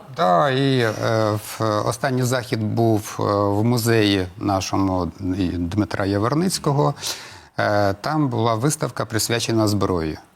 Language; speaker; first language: Ukrainian; non-native, local second language; Russian